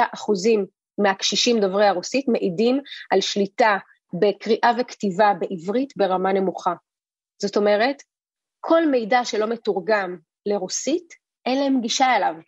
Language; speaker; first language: Hebrew; early bilingual, other home language; Russian